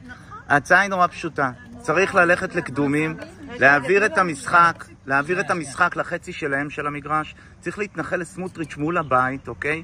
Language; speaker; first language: Hebrew; native; Hebrew